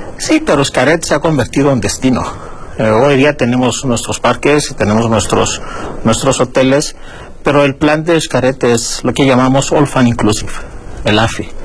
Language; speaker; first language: Spanish; non-native, fluent; Greek